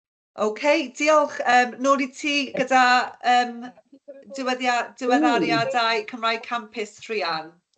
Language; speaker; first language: Welsh; non-native, local second language; English